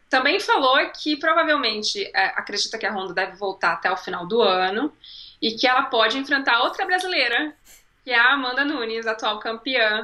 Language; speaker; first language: Portuguese; native; Portuguese